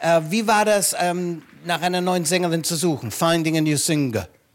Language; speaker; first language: German; native; German